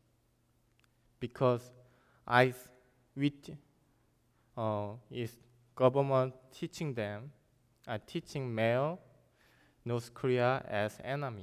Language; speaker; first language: English; non-native, learner; Korean